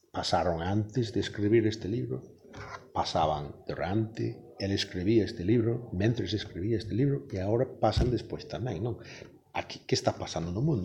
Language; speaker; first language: Spanish; non-native, fluent; English